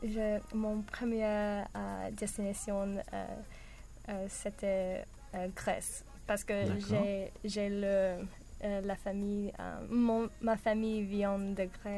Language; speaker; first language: French; non-native, learner; English